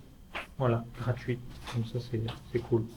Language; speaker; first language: French; native; French